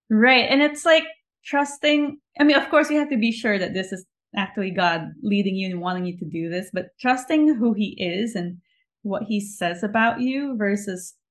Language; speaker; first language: English; non-native, local second language; Filipino